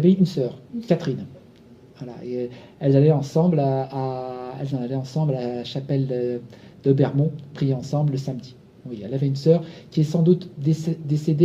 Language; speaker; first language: French; native; French